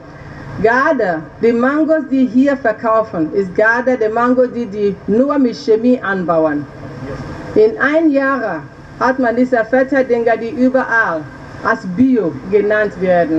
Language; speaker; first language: German; non-native, fluent; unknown